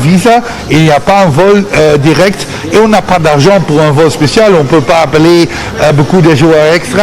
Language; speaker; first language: French; non-native, fluent; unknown